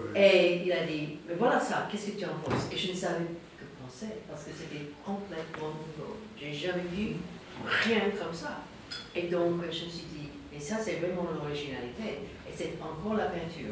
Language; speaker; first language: French; non-native, fluent; English